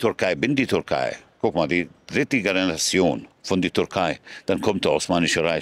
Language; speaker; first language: German; non-native, fluent; Arabic